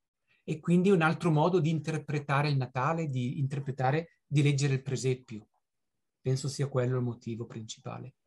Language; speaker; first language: Italian; native; Italian